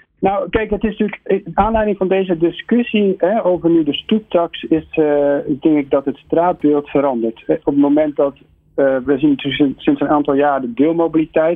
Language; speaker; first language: Dutch; native; Dutch